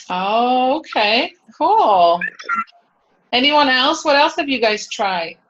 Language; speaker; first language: English; native; English